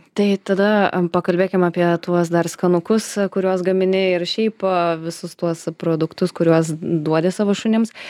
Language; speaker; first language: Lithuanian; native; Lithuanian